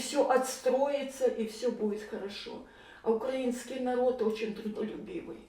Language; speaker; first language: Russian; native; Russian